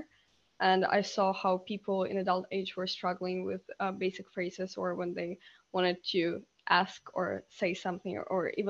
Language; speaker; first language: English; non-native, fluent; Ukrainian